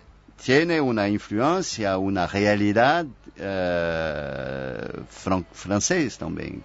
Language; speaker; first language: Portuguese; non-native, fluent; French